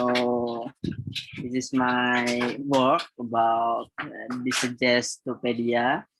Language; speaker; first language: English; non-native, learner; Indonesian